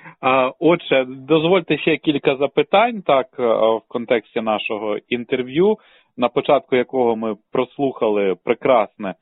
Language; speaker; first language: Ukrainian; native; Ukrainian